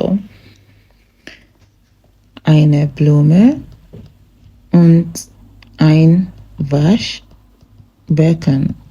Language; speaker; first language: German; non-native, fluent; English